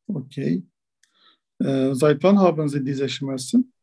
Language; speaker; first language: German; non-native, learner; Turkish